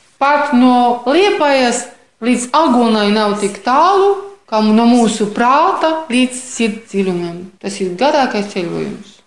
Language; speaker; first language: Latvian; non-native, fluent; Polish